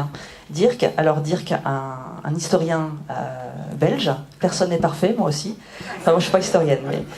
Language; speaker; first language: French; native; French